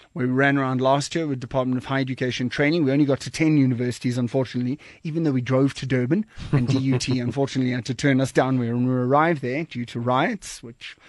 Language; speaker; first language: English; native; English